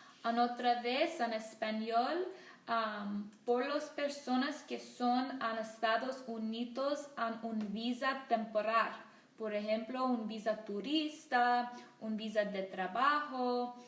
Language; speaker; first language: Spanish; non-native, learner; English